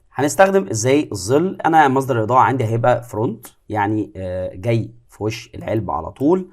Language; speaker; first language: Arabic; native; Arabic